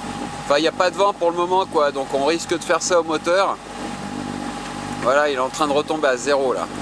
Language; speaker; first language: French; native; French